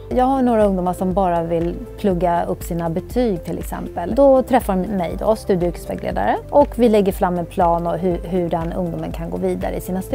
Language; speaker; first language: Swedish; native; Swedish